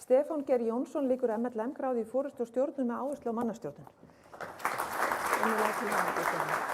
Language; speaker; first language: Icelandic; native; Icelandic